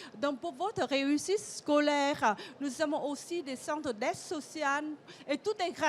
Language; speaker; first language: French; non-native, fluent; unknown